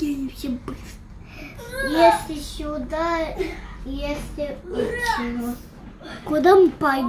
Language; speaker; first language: Russian; early bilingual, heritage; Russian